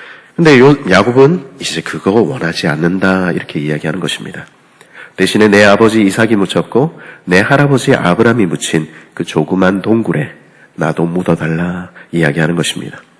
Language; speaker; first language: Korean; native; Korean